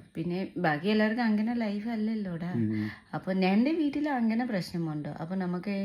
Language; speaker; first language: Malayalam; non-native, learner; Nepali